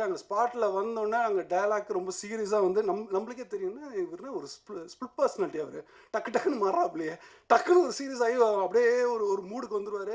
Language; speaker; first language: Tamil; native; Tamil